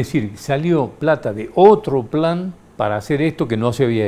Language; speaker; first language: Spanish; native; Spanish